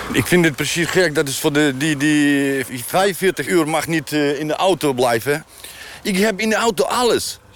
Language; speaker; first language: Dutch; non-native, learner; Ukrainian